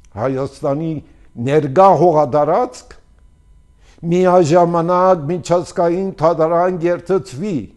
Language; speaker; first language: Armenian; early bilingual, heritage; Armenian